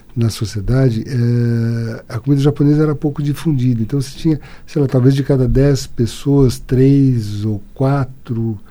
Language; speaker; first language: Portuguese; native; Portuguese